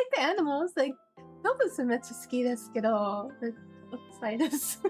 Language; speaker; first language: Japanese; non-native, learner; English